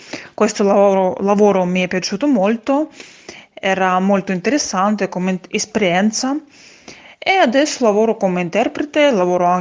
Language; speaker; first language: Italian; non-native, fluent; Russian